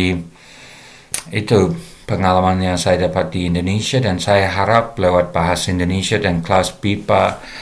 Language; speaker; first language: Indonesian; non-native, fluent; English